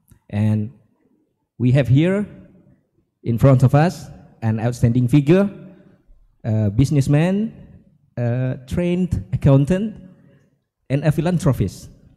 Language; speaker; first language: English; non-native, fluent; Indonesian